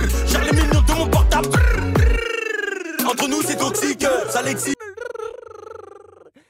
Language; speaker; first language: French; non-native, fluent; English